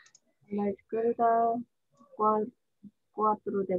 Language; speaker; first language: Spanish; non-native, learner; Korean